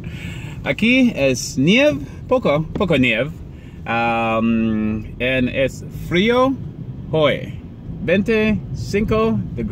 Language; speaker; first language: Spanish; non-native, learner; English